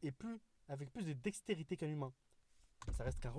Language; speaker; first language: French; native; French